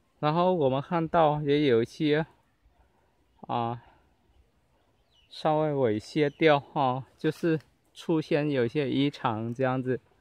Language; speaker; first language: Chinese; early bilingual, heritage; Chinese